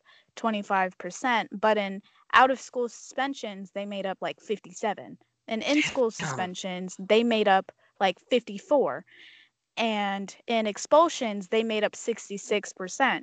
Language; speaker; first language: English; native; English